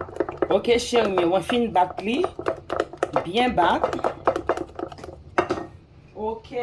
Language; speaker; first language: French; non-native, local second language; Haitian Creole